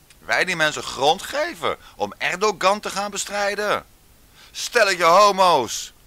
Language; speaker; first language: Dutch; native; Dutch